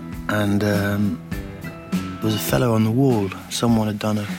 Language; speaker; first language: English; native; English